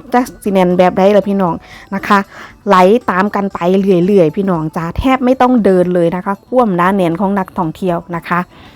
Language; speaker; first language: Thai; native; Thai